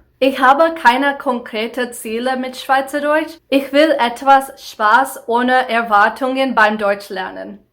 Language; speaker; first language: German; non-native, fluent; Telugu